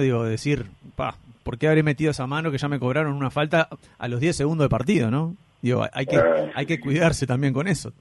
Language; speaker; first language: Spanish; native; Spanish